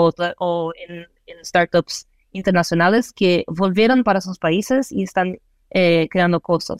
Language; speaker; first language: Spanish; non-native, fluent; Portuguese